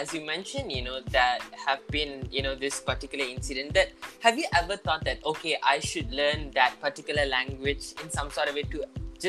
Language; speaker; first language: English; non-native, local second language; Tamil